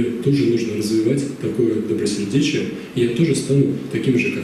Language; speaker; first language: Russian; native; Russian